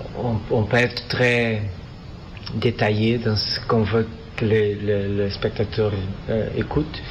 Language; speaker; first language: French; non-native, fluent; Portuguese